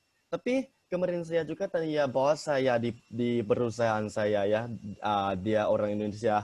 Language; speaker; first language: Indonesian; non-native, fluent; Thai